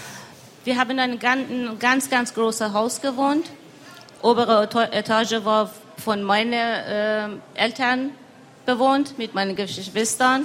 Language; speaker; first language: German; non-native, learner; Persian